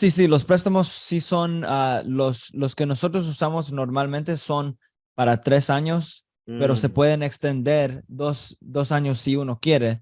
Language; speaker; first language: Spanish; early bilingual, heritage; Spanish